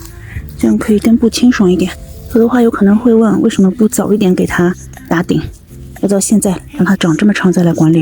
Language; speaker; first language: Chinese; native; Chinese